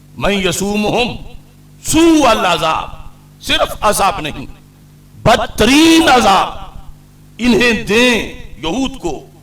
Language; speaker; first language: Urdu; non-native, local second language; Punjabi